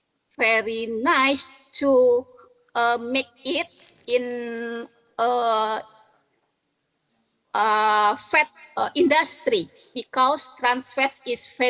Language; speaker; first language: English; non-native, learner; Indonesian